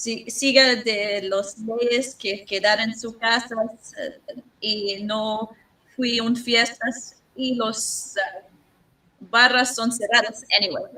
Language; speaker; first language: Spanish; non-native, learner; English